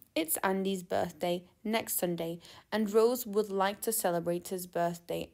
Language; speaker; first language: English; non-native, fluent; Turkish